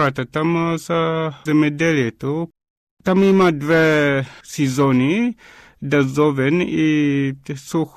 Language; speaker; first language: Bulgarian; non-native, fluent; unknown